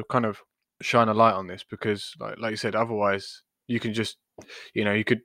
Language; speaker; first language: English; native; English